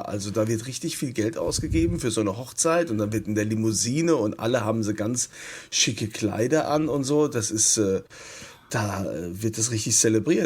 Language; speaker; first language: German; native; German